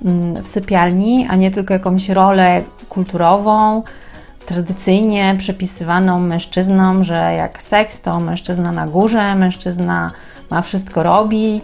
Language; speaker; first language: Polish; native; Polish